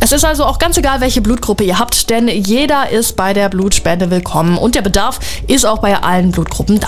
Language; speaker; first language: German; native; German